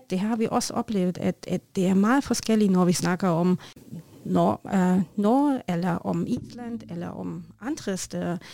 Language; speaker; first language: Norwegian; non-native, learner; German